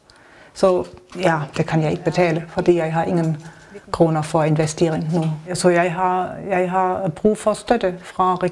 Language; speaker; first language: Danish; non-native, learner; German